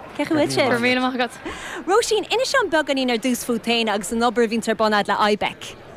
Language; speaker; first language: Irish; native; Irish